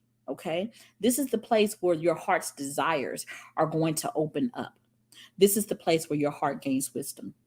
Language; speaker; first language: English; native; English